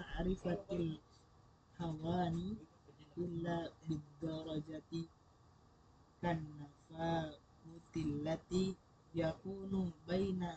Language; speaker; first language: Arabic; non-native, learner; Indonesian